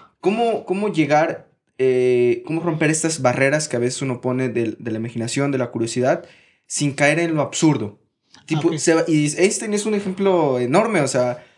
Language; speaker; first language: Spanish; native; Spanish